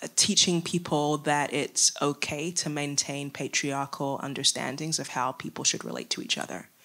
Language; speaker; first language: English; native; English